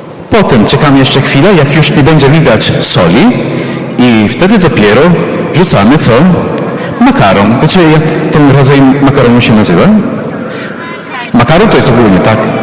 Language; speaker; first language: Polish; non-native, fluent; Italian